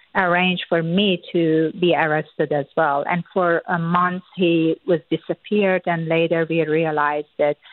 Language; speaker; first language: English; non-native, fluent; Persian